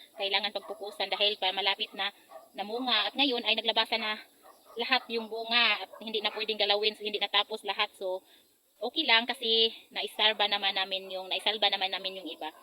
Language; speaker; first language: Filipino; non-native, local second language; Hiligaynon